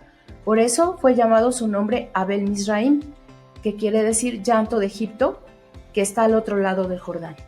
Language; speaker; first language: Spanish; native; Spanish